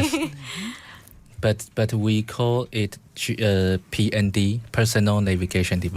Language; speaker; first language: English; non-native, fluent; Chinese